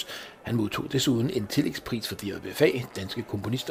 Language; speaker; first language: Danish; native; Danish